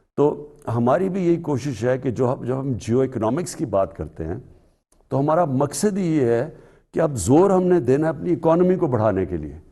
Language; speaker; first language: Urdu; native; Urdu